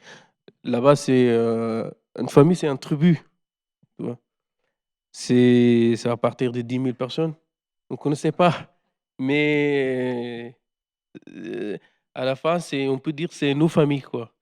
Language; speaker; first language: French; non-native, learner; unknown